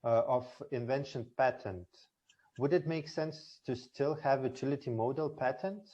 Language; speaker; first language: English; non-native, fluent; Lithuanian